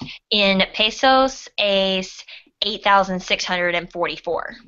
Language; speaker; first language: Spanish; non-native, learner; English